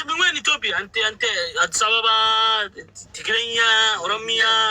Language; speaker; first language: Arabic; non-native, learner; Somali